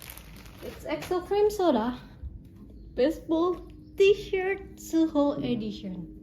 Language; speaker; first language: English; non-native, learner; Indonesian